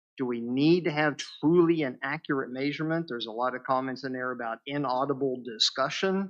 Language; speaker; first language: English; native; English